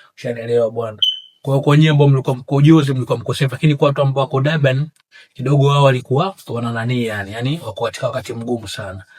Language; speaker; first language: Swahili; native; Swahili